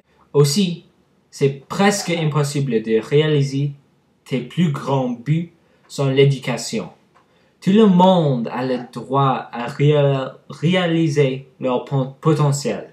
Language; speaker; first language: French; non-native, learner; English